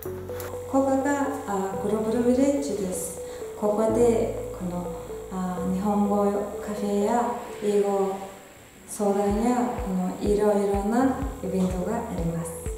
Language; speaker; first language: Japanese; non-native, learner; Mongolian